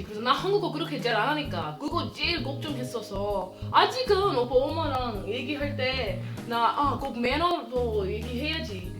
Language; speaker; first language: Korean; non-native, learner; English